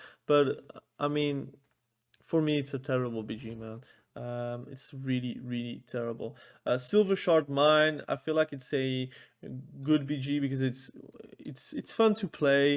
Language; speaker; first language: English; non-native, fluent; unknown